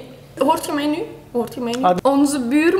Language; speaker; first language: Dutch; early bilingual, other home language; Turkish